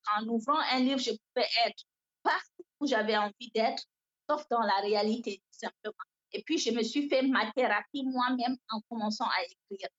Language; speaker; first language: French; non-native, local second language; Fula